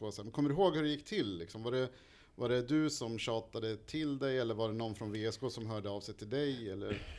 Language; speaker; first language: Swedish; native; Swedish